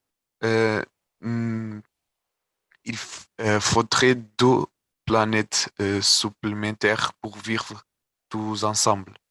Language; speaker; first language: French; non-native, learner; Portuguese